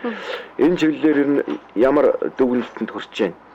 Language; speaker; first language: Mongolian; native; Mongolian